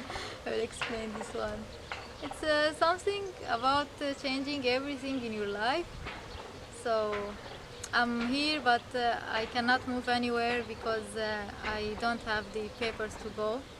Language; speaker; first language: English; non-native, fluent; Arabic